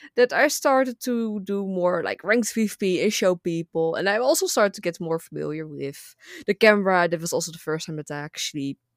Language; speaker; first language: English; non-native, fluent; Dutch